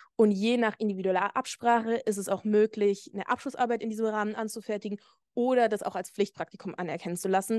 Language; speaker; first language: German; native; German